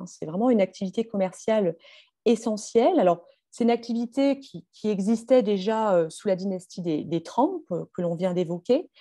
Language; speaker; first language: French; native; French